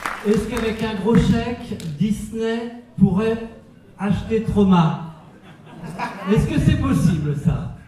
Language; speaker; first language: French; native; French